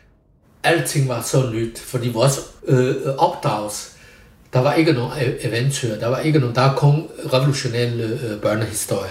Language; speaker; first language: Danish; non-native, fluent; Chinese